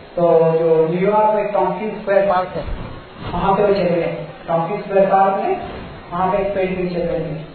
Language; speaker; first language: Hindi; non-native, local second language; Marathi